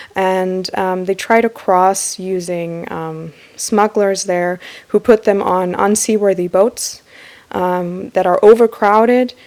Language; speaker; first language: English; non-native, fluent; Slovak